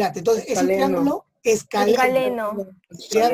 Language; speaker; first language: Spanish; native; Spanish